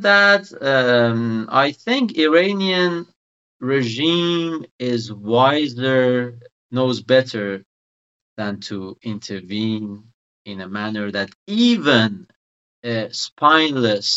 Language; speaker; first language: English; non-native, fluent; Persian